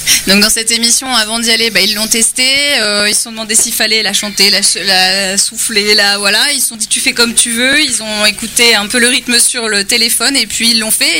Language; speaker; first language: French; native; French